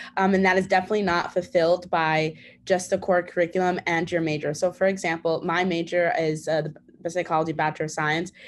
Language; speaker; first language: English; native; English